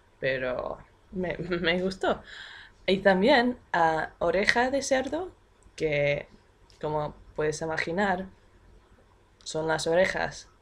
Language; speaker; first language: Spanish; non-native, fluent; English